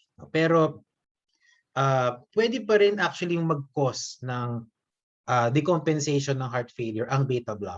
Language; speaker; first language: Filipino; native; Filipino